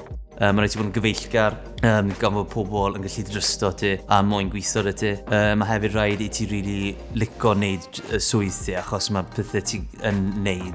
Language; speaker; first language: Welsh; native; Welsh